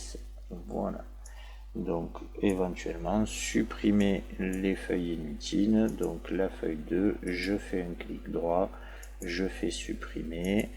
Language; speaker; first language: French; native; French